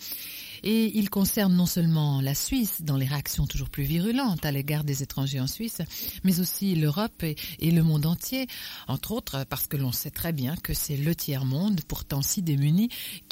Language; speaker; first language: French; native; French